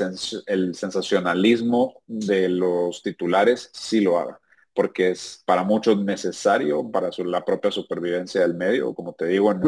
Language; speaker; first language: Spanish; native; Spanish